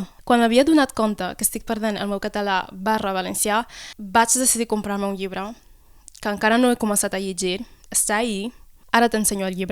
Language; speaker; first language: Catalan; non-native, local second language; French